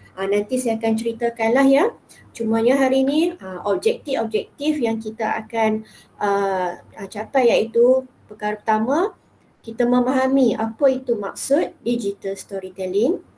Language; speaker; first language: Malay; native; Malay